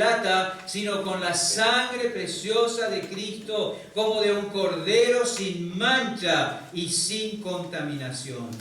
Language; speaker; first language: Spanish; native; Spanish